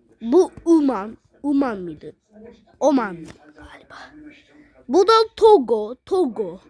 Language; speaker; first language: Turkish; early bilingual, other home language; Arabic